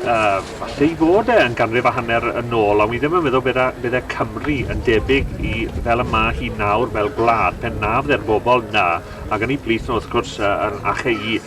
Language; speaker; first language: Welsh; native; Welsh